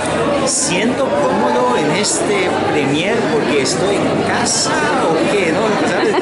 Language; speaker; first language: Spanish; non-native, fluent; Hebrew